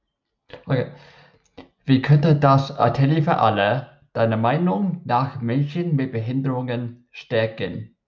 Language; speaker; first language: German; non-native, learner; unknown